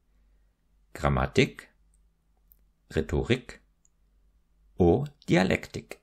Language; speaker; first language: Norwegian; non-native, fluent; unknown